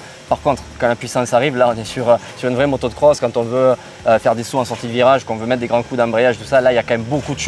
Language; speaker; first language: French; native; French